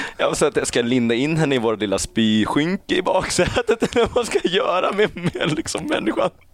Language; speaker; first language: Swedish; early bilingual, other home language; Chinese